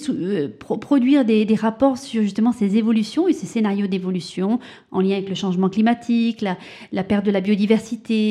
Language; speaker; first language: French; native; French